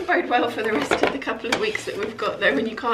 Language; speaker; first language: English; native; English